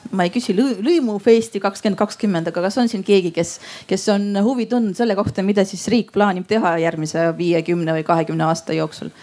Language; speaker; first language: Estonian; non-native, local second language; Russian